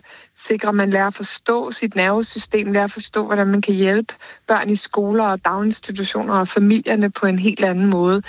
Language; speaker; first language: Danish; native; Danish